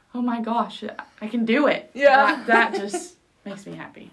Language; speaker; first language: English; early bilingual, other home language; Spanish